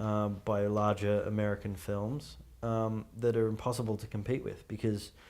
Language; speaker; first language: English; native; English